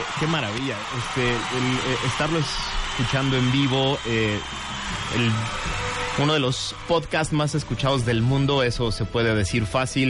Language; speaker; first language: Spanish; native; Spanish